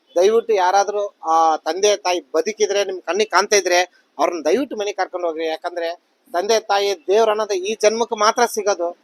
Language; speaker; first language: Kannada; native; Kannada